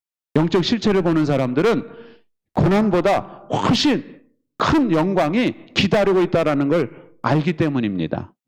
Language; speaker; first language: Korean; native; Korean